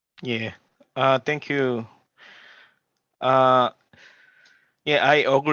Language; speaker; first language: English; non-native, learner; Korean